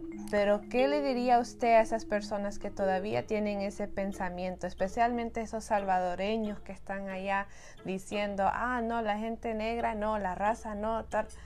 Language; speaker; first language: Spanish; early bilingual, heritage; Spanish